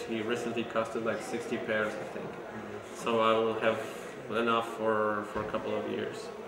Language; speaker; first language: English; non-native, fluent; Polish